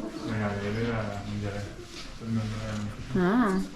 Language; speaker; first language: French; native; French